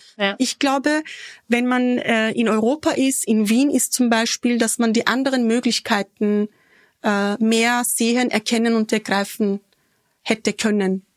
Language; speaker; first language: German; early bilingual, other home language; Turkish